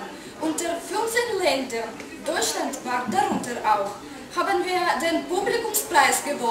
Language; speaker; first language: German; non-native, fluent; Russian